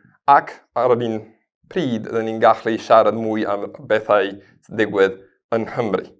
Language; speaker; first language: Welsh; non-native, learner; Spanish